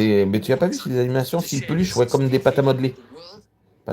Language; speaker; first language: French; native; French